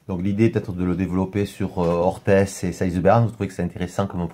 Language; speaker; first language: French; native; French